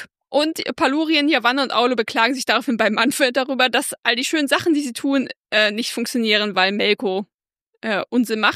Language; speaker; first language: German; native; German